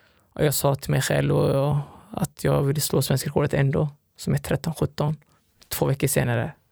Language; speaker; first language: Swedish; early bilingual, other home language; Somali